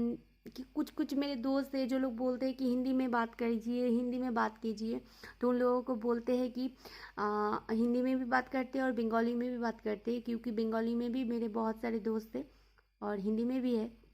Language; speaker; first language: Hindi; non-native, local second language; Bangla